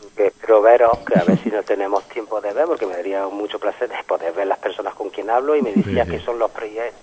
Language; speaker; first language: Spanish; early bilingual, heritage; Spanish